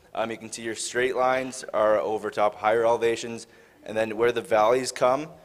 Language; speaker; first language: English; native; English